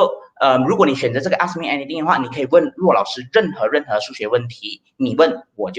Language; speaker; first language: Chinese; native; Chinese